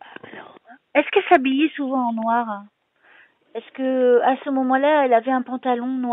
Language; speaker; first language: French; native; French